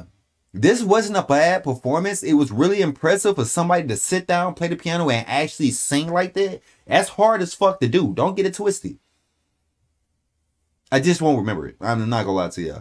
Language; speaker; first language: English; native; English